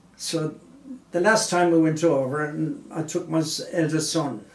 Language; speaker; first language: English; native; English